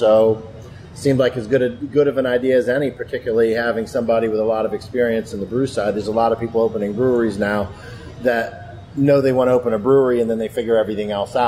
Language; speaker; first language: English; native; English